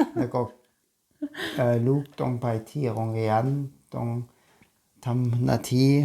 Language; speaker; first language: Thai; non-native, learner; German